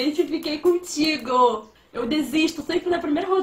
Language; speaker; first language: Portuguese; native; Portuguese